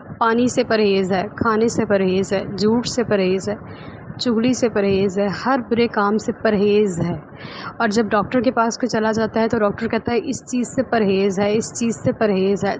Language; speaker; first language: Urdu; native; Urdu